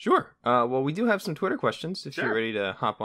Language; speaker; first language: English; native; English